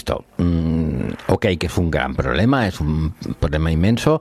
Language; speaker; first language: Spanish; native; Spanish